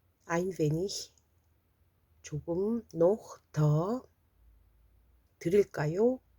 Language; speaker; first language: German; non-native, fluent; Korean